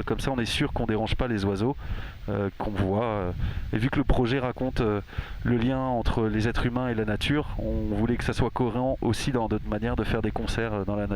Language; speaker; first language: French; native; French